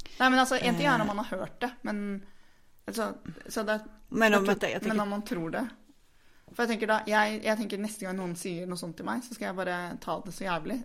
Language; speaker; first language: Norwegian; native; Norwegian